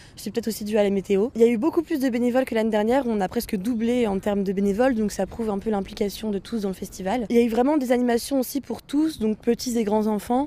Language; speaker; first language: French; native; French